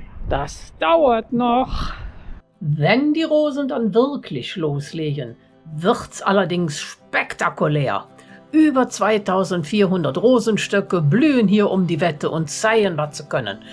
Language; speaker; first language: German; native; German